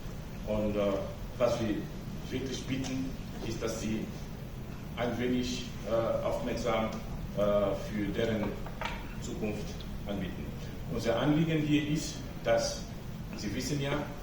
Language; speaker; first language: German; non-native, fluent; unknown